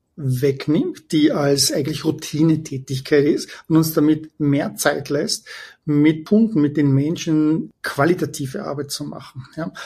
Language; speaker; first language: German; native; German